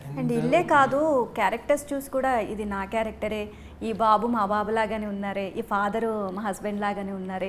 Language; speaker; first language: Telugu; native; Telugu